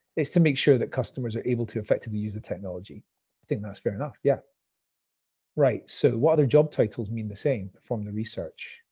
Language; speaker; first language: English; native; English